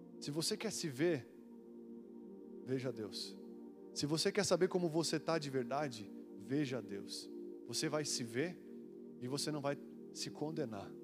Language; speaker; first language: Portuguese; native; Portuguese